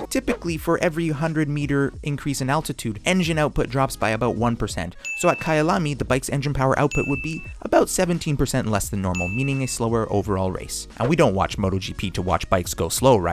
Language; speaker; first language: English; native; English